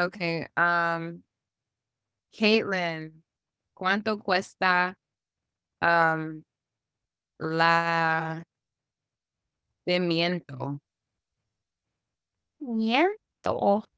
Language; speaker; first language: Spanish; non-native, learner; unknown